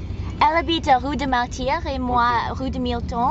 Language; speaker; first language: French; non-native, learner; English